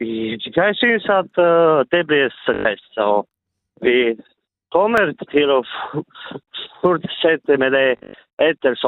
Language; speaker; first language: Norwegian; non-native, local second language; Northern Sami